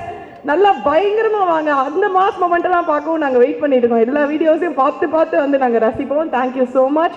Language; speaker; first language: Tamil; native; Tamil